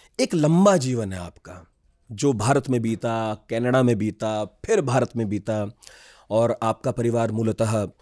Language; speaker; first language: Hindi; native; Hindi